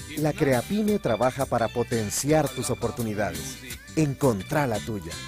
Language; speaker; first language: Spanish; native; Spanish